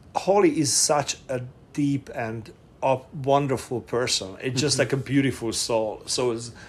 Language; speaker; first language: English; non-native, fluent; Hungarian